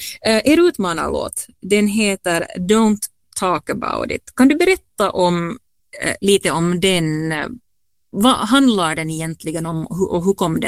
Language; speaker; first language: Swedish; native; Swedish